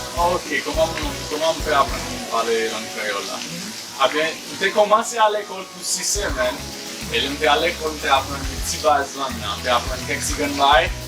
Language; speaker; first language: Haitian Creole; non-native, learner; English